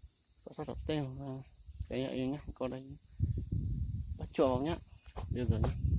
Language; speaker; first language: Vietnamese; non-native, local second language; Hmong